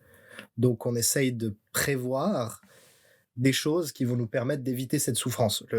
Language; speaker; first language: French; native; French